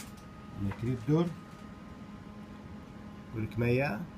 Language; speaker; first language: Swedish; non-native, learner; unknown